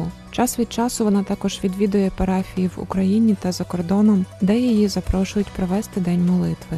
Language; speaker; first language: Ukrainian; native; Ukrainian